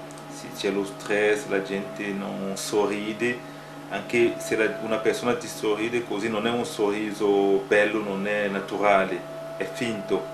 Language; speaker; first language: Italian; non-native, fluent; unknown